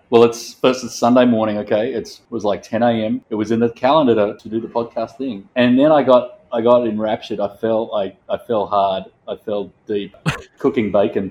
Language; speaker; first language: English; native; English